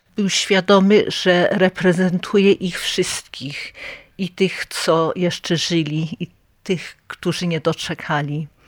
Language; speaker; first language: Polish; early bilingual, heritage; Polish